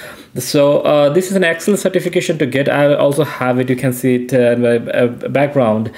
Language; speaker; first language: English; non-native, local second language; Bangla